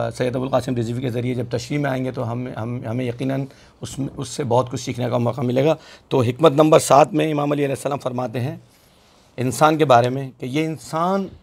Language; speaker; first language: Urdu; native; Urdu